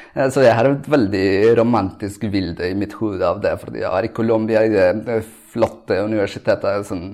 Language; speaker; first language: Norwegian; non-native, fluent; Spanish